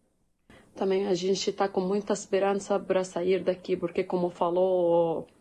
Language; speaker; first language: Portuguese; non-native, learner; Arabic